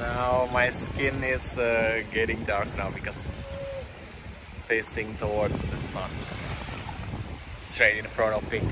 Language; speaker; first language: English; non-native, learner; Indonesian